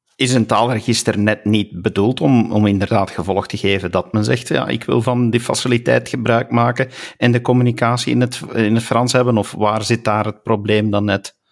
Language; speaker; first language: Dutch; native; Dutch